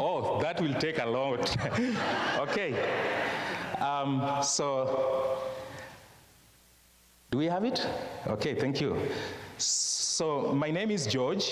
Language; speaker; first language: English; non-native, local second language; Luo (Kenya and Tanzania)